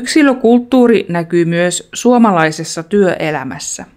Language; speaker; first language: Finnish; non-native, fluent; Russian